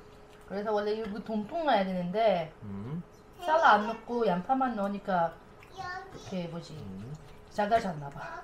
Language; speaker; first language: Korean; non-native, fluent; Arabic